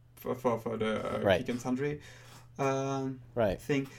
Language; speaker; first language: English; non-native, fluent; German